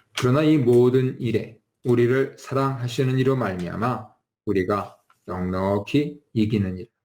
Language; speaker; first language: Korean; native; Korean